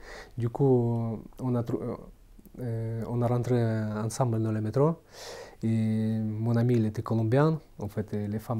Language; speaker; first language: French; non-native, fluent; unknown